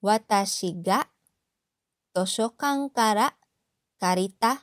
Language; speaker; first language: Japanese; non-native, fluent; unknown